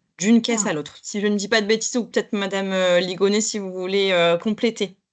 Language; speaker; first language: French; native; French